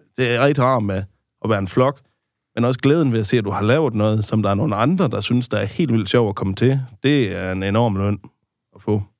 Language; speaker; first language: Danish; native; Danish